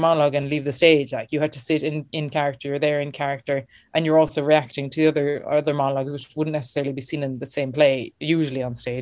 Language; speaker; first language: English; native; English